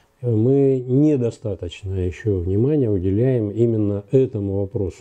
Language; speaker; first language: Russian; native; Russian